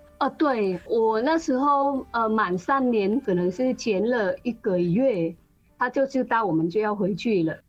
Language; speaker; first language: Chinese; non-native, fluent; Vietnamese